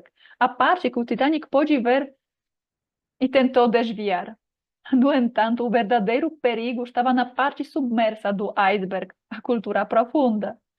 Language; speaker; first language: Portuguese; non-native, fluent; Polish